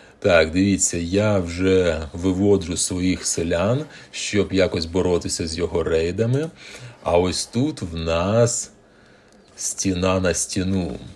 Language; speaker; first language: Ukrainian; non-native, local second language; Russian